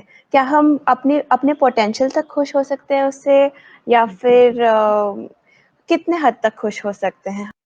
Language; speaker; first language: Hindi; native; Hindi